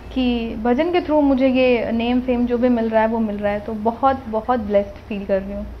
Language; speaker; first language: Hindi; native; Hindi